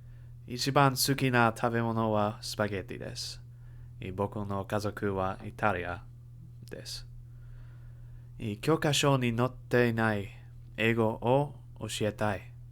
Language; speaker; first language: Japanese; non-native, learner; English